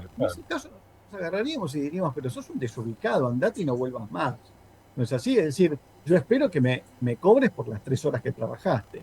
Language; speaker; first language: Spanish; native; Spanish